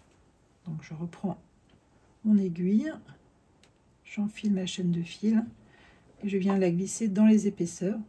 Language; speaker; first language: French; native; French